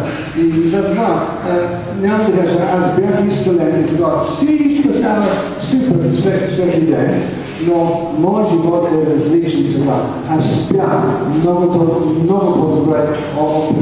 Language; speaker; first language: Bulgarian; non-native, learner; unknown